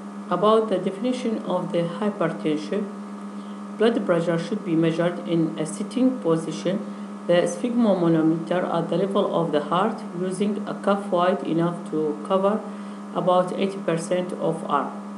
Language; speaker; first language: English; non-native, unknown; Arabic